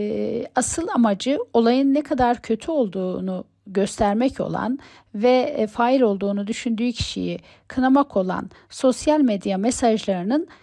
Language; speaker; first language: Turkish; native; Turkish